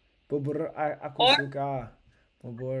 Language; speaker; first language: Indonesian; non-native, learner; English